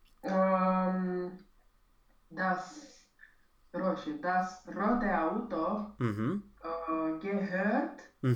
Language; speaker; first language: German; non-native, learner; Romanian